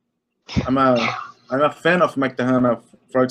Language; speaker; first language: English; non-native, learner; Portuguese